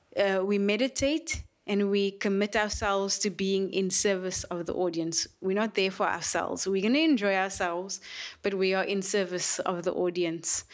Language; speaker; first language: English; native; English